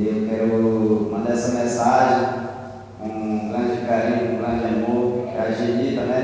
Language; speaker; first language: Portuguese; non-native, local second language; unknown